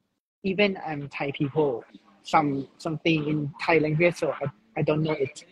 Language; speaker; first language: English; non-native, learner; Thai